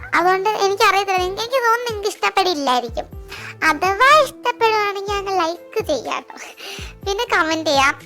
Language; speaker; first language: Malayalam; early bilingual, heritage; Malayalam